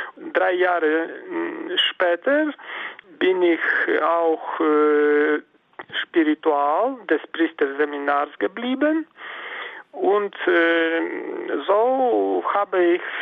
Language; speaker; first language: German; non-native, fluent; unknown